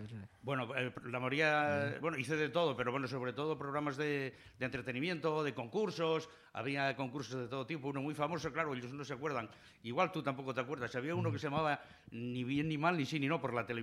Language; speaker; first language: Spanish; native; Spanish